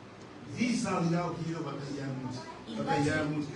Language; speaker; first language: Dutch; non-native, fluent; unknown